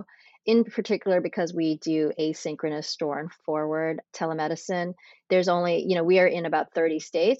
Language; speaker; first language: English; native; English